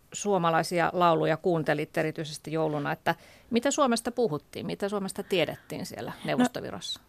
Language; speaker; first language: Finnish; native; Finnish